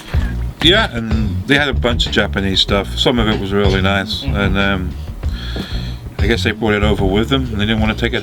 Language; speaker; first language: English; non-native, fluent; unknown